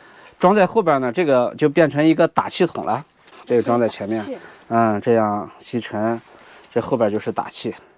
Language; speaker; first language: Chinese; native; Chinese